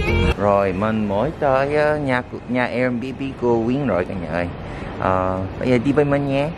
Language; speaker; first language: Vietnamese; non-native, learner; Korean